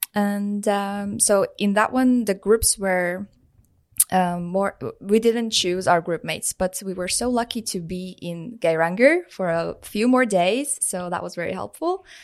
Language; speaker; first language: English; non-native, fluent; Persian